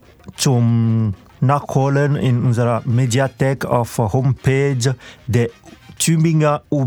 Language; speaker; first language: German; non-native, fluent; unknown